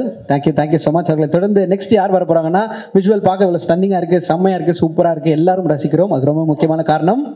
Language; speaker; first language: Tamil; native; Tamil